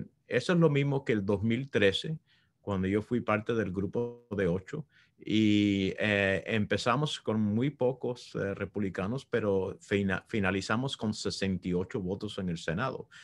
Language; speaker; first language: Spanish; early bilingual, heritage; Spanish